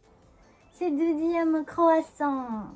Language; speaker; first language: French; non-native, learner; Japanese